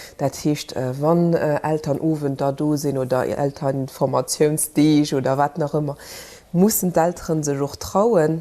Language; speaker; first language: Luxembourgish; early bilingual, other home language; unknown